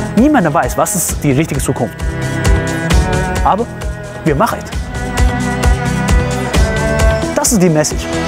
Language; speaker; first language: German; non-native, fluent; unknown